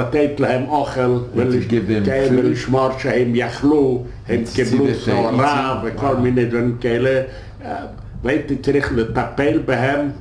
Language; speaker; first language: Hebrew; non-native, fluent; Yiddish